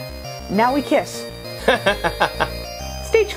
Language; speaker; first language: English; native; English